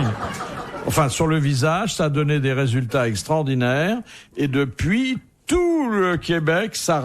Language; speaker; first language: French; native; French